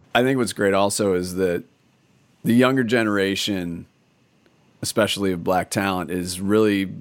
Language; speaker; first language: English; native; English